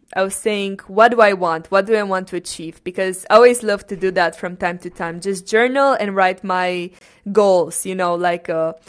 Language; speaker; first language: English; non-native, fluent; Romanian